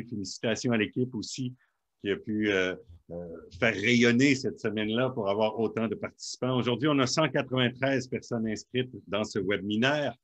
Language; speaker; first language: French; native; French